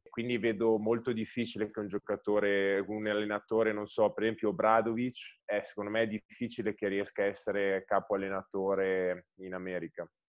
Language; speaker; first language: Italian; native; Italian